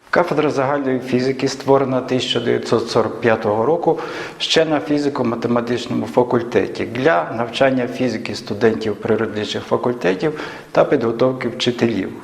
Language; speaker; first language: Ukrainian; native; Ukrainian